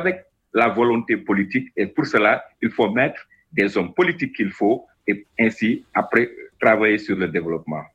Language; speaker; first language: French; non-native, local second language; Wolof